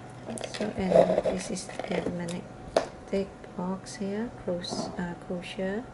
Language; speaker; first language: English; non-native, learner; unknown